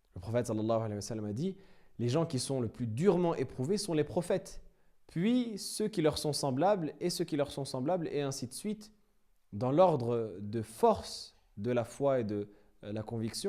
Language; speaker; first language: French; native; French